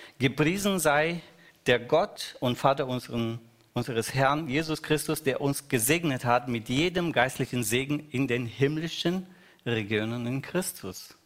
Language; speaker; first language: German; non-native, fluent; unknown